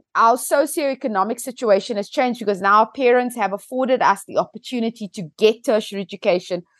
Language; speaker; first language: English; native; English